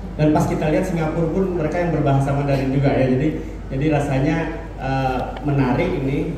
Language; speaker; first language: Indonesian; native; Indonesian